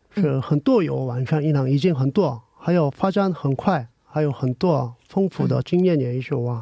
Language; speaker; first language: Chinese; non-native, learner; Korean